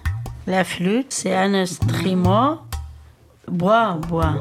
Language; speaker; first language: French; non-native, learner; Kurdish